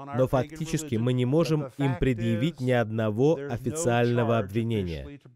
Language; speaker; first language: Russian; non-native, fluent; English